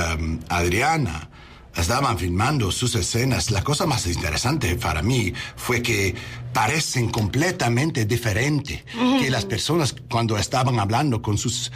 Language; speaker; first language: Spanish; non-native, learner; English